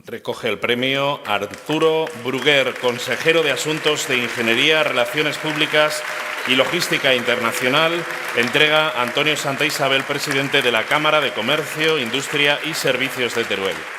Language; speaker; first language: Spanish; native; Spanish